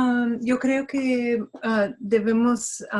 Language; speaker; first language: Spanish; non-native, fluent; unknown